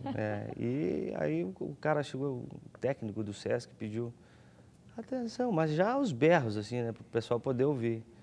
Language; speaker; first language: Portuguese; native; Portuguese